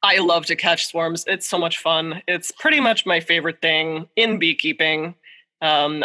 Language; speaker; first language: English; native; English